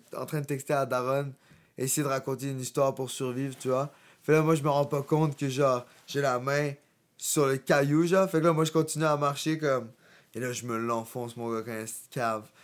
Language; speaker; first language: French; native; French